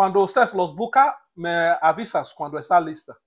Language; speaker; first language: Spanish; non-native, learner; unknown